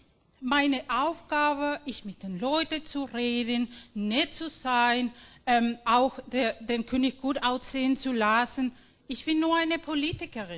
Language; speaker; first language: German; non-native, fluent; Spanish